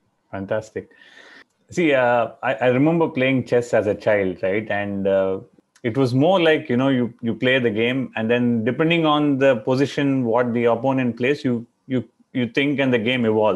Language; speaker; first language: English; non-native, local second language; Tamil